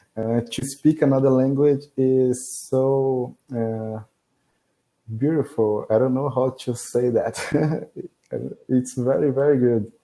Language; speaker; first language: English; non-native, learner; Portuguese